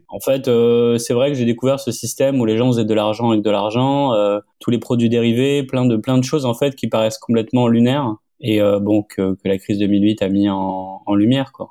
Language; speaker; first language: French; early bilingual, other home language; Arabic